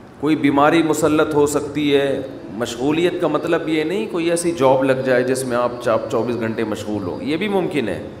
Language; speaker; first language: Urdu; native; Urdu